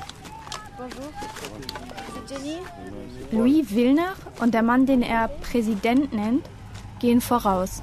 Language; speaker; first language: German; native; German